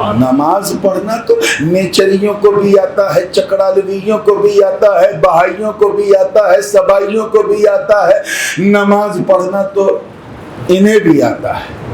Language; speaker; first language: Urdu; native; Urdu